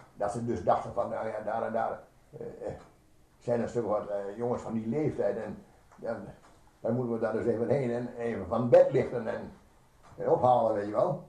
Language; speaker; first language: Dutch; native; Dutch